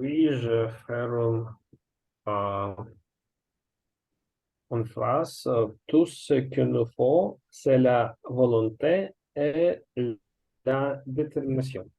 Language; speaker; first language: French; non-native, learner; Russian